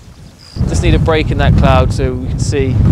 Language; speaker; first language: English; native; English